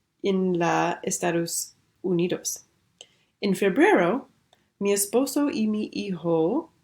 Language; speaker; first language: Spanish; non-native, learner; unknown